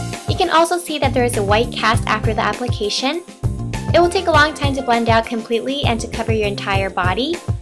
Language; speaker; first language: English; early bilingual, other home language; Japanese